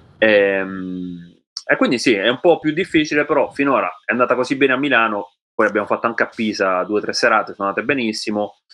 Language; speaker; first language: Italian; native; Italian